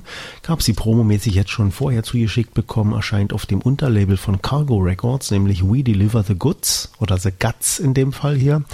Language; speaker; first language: German; native; German